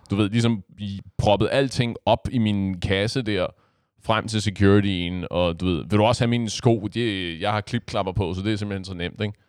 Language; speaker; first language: Danish; native; Danish